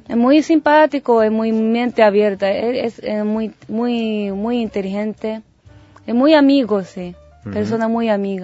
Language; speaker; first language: Spanish; non-native, learner; Japanese